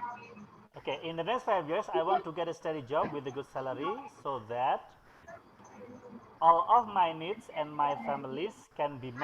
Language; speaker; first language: English; non-native, fluent; Indonesian